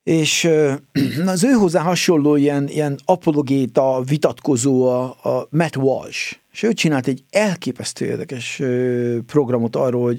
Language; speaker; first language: Hungarian; native; Hungarian